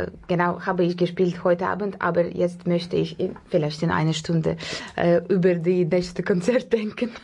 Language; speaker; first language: German; non-native, learner; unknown